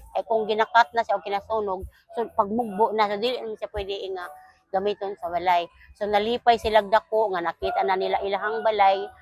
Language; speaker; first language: Cebuano; non-native, local second language; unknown